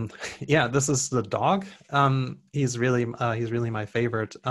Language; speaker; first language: English; non-native, fluent; German